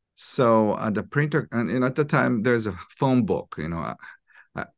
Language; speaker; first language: English; non-native, fluent; Japanese